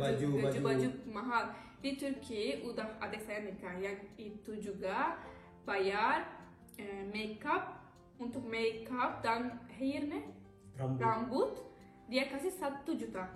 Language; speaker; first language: Indonesian; non-native, learner; Turkish